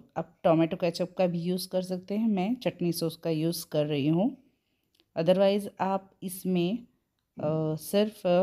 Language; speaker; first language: Hindi; non-native, local second language; Gujarati